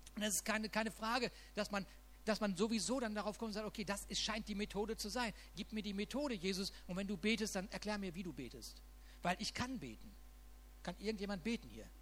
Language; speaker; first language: German; native; German